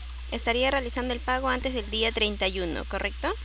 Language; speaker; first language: Spanish; native; Spanish